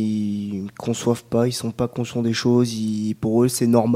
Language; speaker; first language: French; native; French